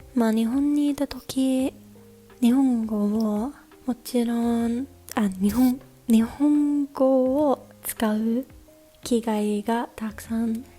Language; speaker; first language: Japanese; non-native, learner; English